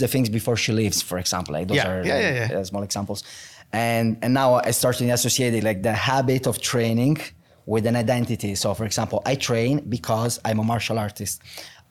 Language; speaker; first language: English; non-native, fluent; Italian